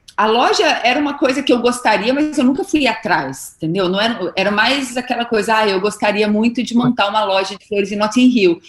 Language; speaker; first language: Portuguese; native; Portuguese